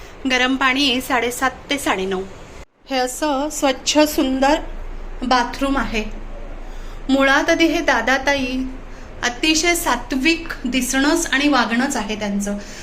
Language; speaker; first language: Marathi; native; Marathi